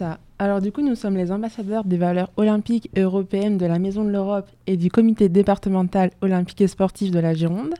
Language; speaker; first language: French; native; French